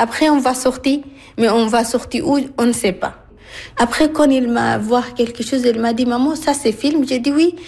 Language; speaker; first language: French; non-native, learner; Arabic